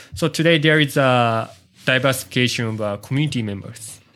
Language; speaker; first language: English; non-native, learner; Japanese